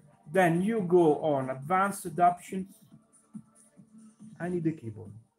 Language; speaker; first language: English; non-native, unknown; Italian